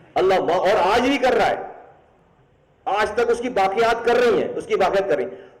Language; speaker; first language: Urdu; native; Urdu